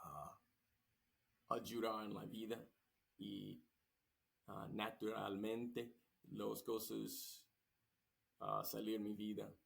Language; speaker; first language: Spanish; non-native, learner; English